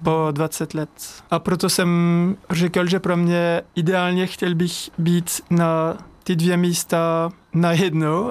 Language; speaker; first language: Czech; non-native, fluent; French